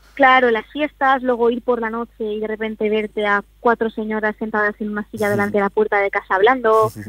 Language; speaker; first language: Spanish; native; Spanish